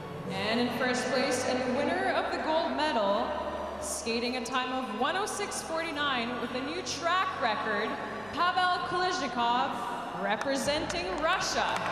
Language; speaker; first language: English; native; English